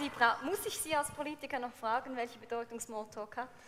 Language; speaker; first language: German; native; German